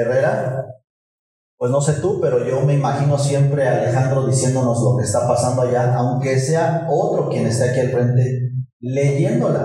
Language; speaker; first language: Spanish; native; Spanish